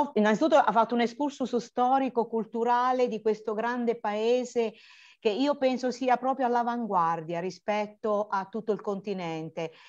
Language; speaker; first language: Italian; non-native, fluent; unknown